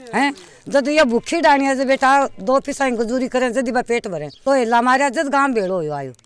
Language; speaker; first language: Hindi; native; Hindi